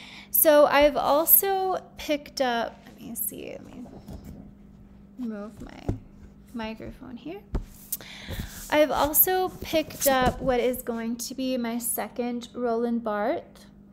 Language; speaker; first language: English; native; English